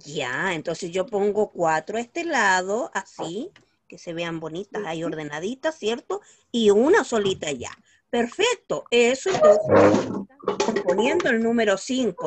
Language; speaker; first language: Spanish; native; Spanish